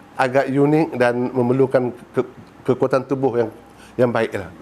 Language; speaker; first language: Malay; native; Malay